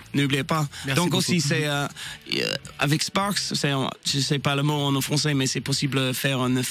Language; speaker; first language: French; non-native, learner; English